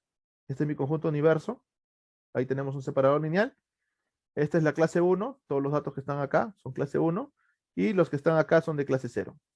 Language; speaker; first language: Spanish; native; Spanish